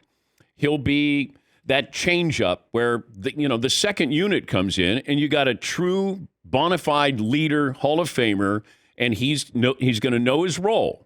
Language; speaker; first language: English; native; English